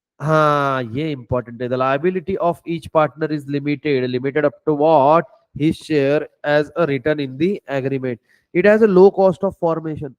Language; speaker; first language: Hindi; native; Hindi